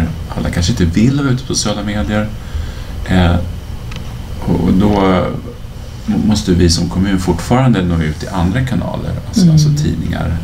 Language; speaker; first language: Swedish; native; Swedish